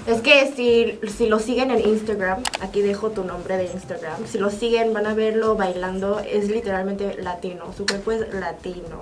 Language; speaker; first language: Spanish; early bilingual, other home language; Korean